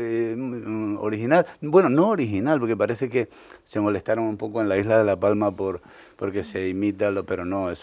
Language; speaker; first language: Spanish; native; Spanish